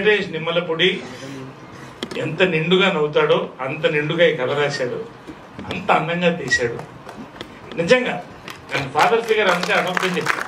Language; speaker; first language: Telugu; native; Telugu